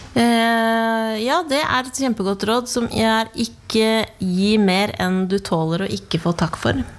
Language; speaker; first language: Norwegian; native; Norwegian